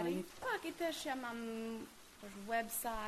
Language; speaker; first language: Polish; early bilingual, heritage; English